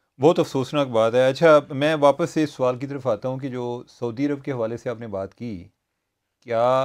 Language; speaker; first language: Urdu; native; Urdu